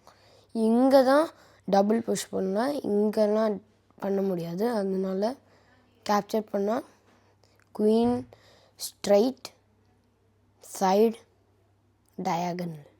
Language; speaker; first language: Tamil; early bilingual, heritage; Tamil